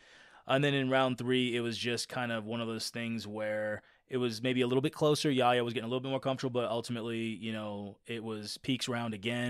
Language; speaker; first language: English; native; English